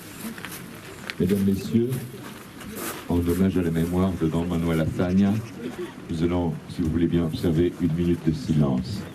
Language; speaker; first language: French; native; French